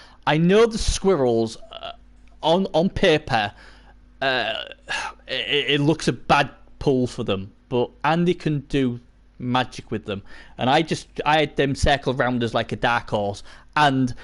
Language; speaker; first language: English; native; English